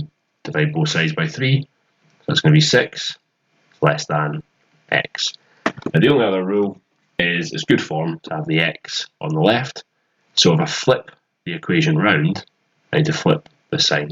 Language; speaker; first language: English; native; English